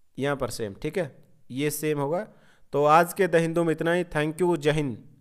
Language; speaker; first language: Hindi; native; Hindi